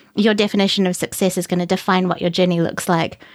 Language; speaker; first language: English; native; English